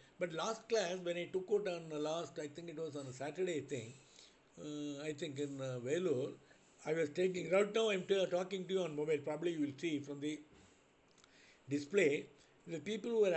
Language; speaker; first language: English; non-native, local second language; Tamil